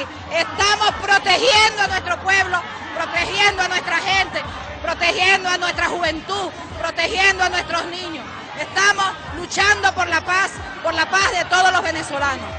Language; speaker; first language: Spanish; native; Spanish